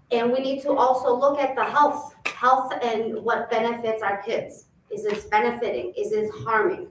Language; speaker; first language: English; early bilingual, other home language; Albanian